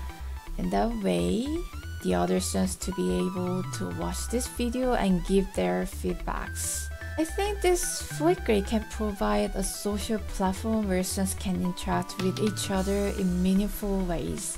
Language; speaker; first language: English; non-native, fluent; Korean